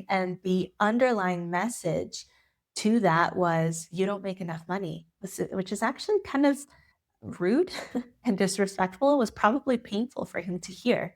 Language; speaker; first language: English; native; English